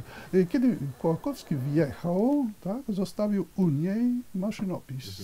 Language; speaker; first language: Polish; non-native, fluent; Italian